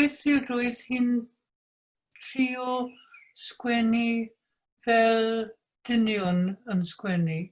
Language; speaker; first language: Welsh; non-native, fluent; English